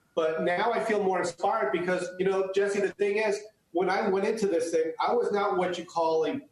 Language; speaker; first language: English; early bilingual, other home language; Chinese